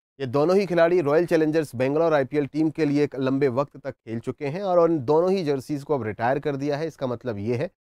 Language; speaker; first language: Hindi; native; Hindi